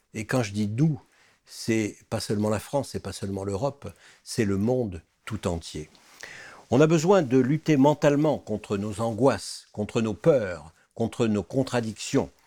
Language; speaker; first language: French; native; French